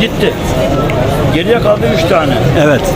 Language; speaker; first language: Turkish; native; Turkish